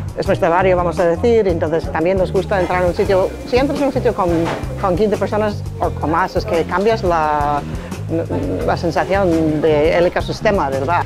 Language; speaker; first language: Spanish; non-native, fluent; English